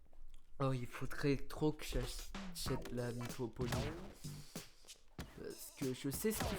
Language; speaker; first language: French; native; French